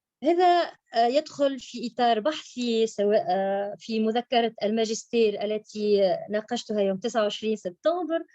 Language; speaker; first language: Arabic; native; Arabic